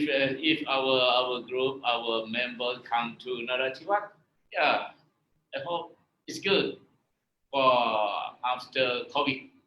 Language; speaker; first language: English; non-native, learner; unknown